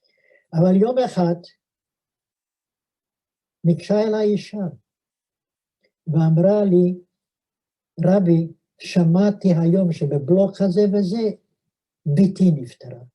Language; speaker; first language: Hebrew; non-native, fluent; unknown